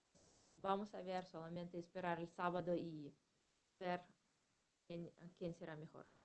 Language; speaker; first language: Spanish; non-native, fluent; Russian